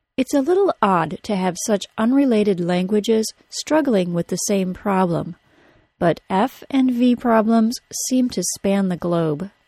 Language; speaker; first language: English; native; English